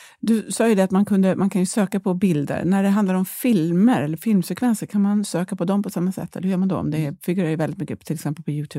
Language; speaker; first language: Swedish; native; Swedish